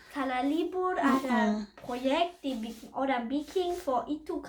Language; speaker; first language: Indonesian; early bilingual, heritage; Indonesian